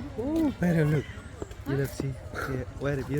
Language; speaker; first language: English; non-native, learner; Vietnamese